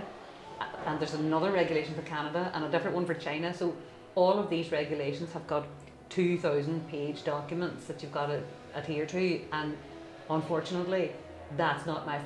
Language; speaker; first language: English; native; English